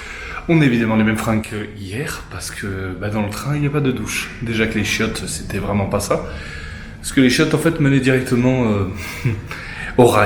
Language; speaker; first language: French; native; French